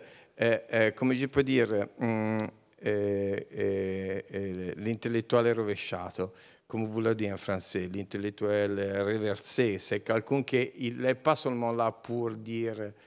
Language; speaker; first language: French; non-native, learner; Italian